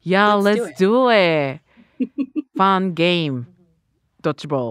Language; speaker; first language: English; non-native, learner; Japanese